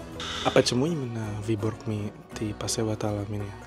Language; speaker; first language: Russian; non-native, learner; Indonesian